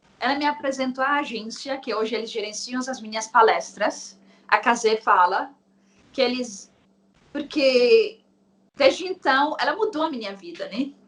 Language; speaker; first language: Portuguese; non-native, fluent; Arabic